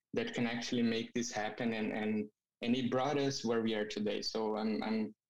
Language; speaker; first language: English; non-native, fluent; Portuguese